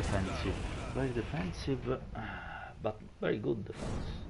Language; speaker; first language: English; non-native, learner; Italian